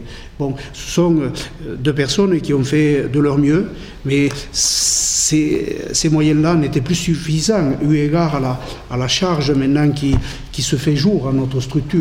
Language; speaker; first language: French; native; French